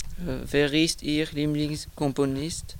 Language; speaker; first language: German; non-native, learner; French